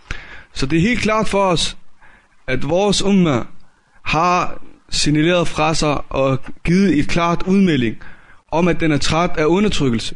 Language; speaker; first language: Danish; native; Danish